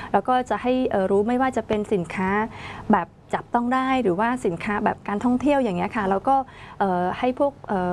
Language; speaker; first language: Thai; non-native, fluent; Khmer